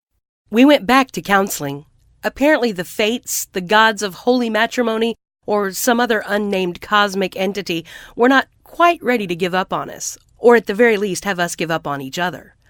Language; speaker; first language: English; native; English